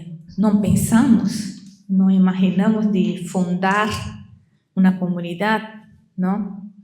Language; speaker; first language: Spanish; non-native, learner; Portuguese